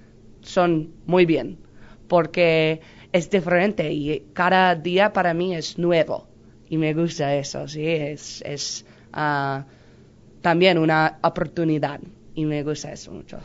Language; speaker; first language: Spanish; non-native, learner; English